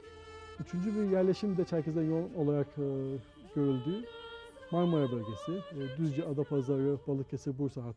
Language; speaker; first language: Turkish; native; Turkish